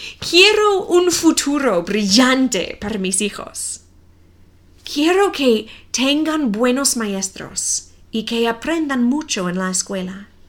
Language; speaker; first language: Spanish; non-native, fluent; English